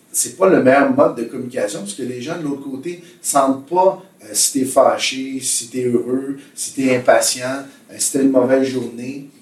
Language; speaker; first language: French; native; French